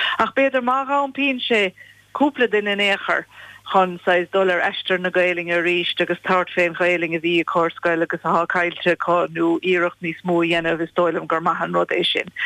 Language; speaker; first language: Irish; non-native, local second language; English